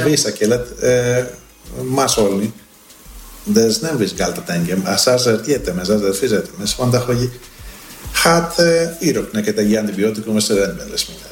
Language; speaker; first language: Hungarian; non-native, learner; Greek